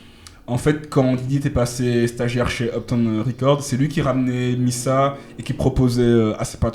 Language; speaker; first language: French; native; French